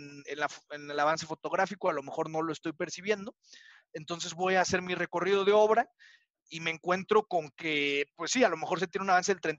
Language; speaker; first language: Spanish; native; Spanish